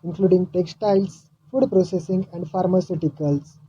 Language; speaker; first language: English; non-native, local second language; Marathi